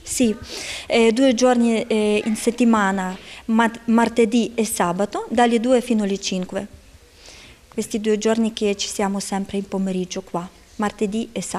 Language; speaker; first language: Italian; non-native, fluent; Ukrainian